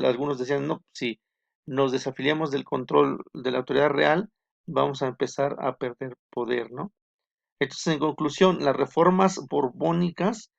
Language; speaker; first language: Spanish; native; Spanish